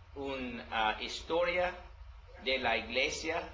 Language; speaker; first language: Spanish; non-native, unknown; English